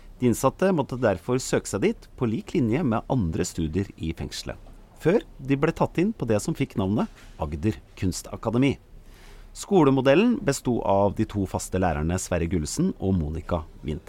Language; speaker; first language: Norwegian; native; Norwegian